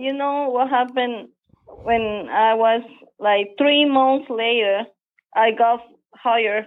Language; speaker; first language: English; non-native, learner; Spanish